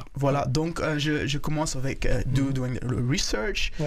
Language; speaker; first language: French; non-native, local second language; Kinyarwanda